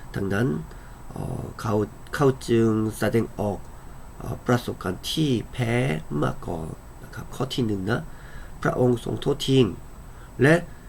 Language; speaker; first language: Thai; non-native, fluent; Korean